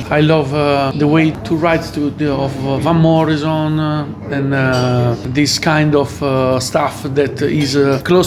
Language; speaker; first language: English; non-native, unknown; Italian